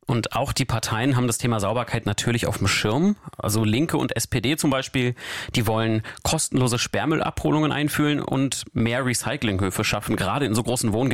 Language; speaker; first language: German; native; German